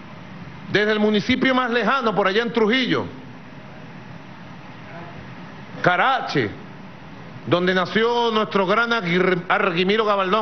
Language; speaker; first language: Spanish; native; Spanish